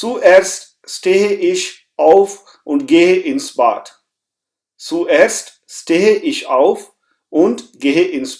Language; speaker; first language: German; non-native, fluent; Hindi